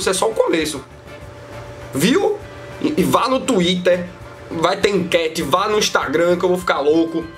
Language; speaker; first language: Portuguese; native; Portuguese